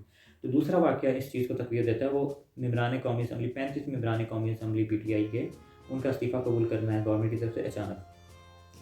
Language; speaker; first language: Urdu; native; Urdu